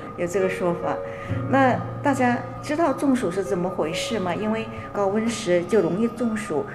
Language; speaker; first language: Chinese; native; Chinese